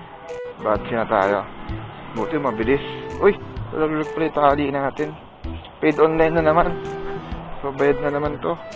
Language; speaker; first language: Filipino; native; Filipino